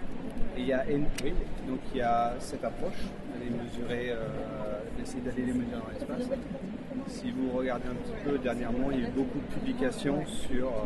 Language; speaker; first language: French; native; French